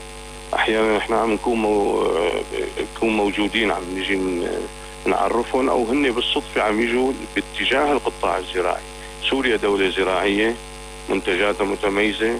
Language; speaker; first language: Arabic; native; Arabic